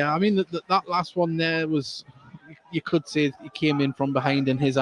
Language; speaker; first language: English; native; English